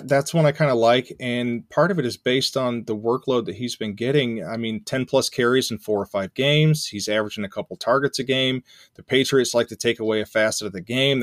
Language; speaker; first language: English; native; English